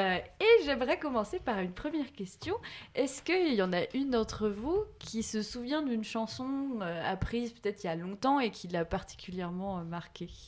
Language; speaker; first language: French; native; French